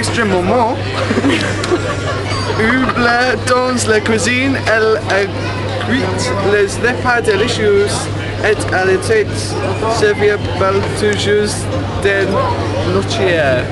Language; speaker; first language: French; non-native, learner; English